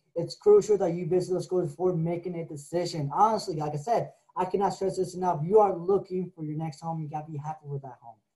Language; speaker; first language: English; native; English